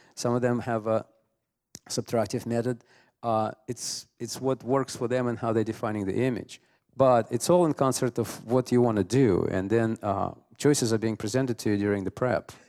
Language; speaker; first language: English; non-native, fluent; Russian